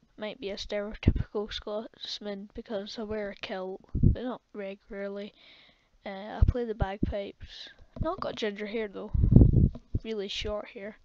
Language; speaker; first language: English; native; English